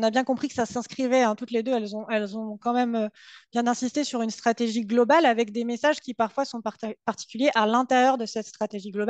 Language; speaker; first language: French; native; French